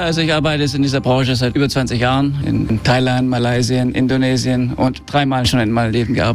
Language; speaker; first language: German; early bilingual, heritage; German